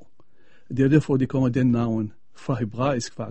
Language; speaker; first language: Danish; non-native, fluent; Arabic